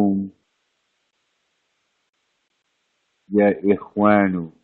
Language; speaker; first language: Arabic; non-native, learner; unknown